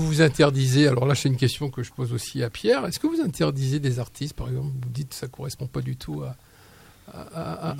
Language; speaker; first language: French; native; French